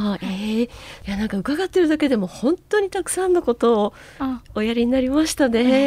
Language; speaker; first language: Japanese; native; Japanese